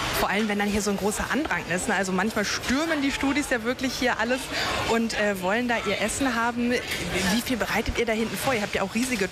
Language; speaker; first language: German; native; German